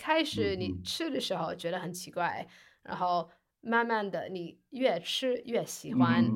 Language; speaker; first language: Chinese; non-native, fluent; English